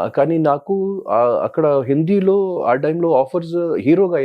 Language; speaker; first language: Telugu; non-native, local second language; Hindi